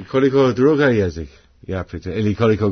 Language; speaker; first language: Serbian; non-native, learner; English